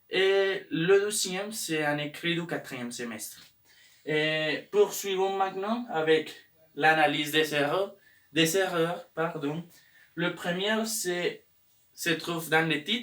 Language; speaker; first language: French; non-native, learner; Spanish